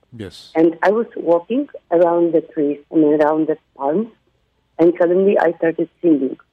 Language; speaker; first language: English; non-native, fluent; Polish